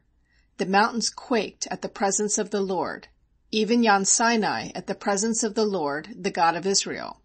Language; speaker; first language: English; native; English